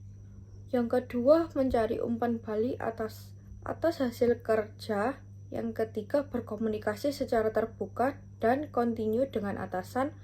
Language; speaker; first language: Indonesian; native; Indonesian